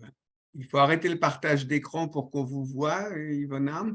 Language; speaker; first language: French; native; French